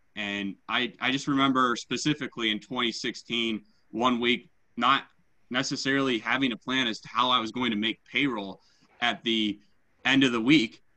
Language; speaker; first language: English; native; English